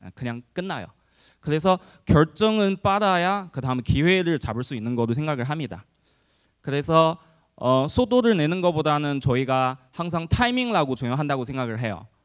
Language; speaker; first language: Korean; non-native, fluent; Chinese